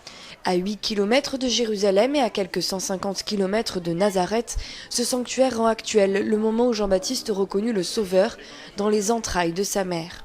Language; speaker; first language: French; native; French